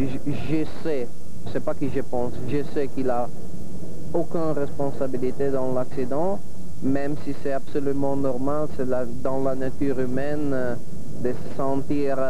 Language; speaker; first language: French; non-native, fluent; Italian